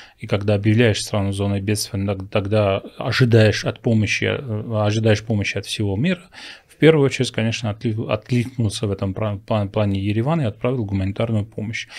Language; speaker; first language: Russian; non-native, local second language; Armenian